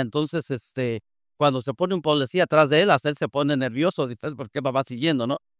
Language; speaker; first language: Spanish; native; Spanish